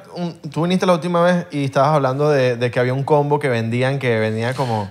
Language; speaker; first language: Spanish; native; Spanish